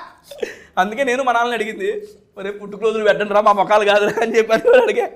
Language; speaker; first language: Telugu; native; Telugu